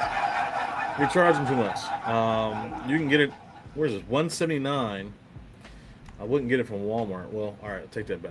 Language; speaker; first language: English; native; English